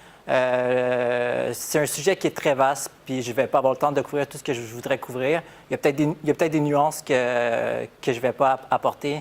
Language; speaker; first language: French; native; French